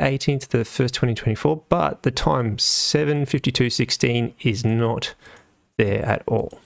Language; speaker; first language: English; native; English